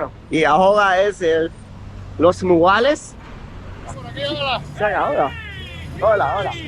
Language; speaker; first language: Spanish; non-native, learner; English